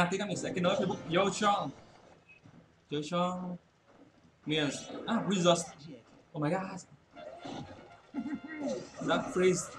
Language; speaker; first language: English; non-native, learner; Vietnamese